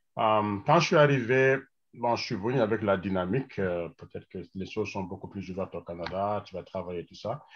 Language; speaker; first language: French; non-native, local second language; Wolof